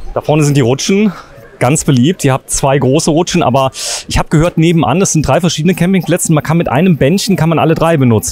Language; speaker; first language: German; native; German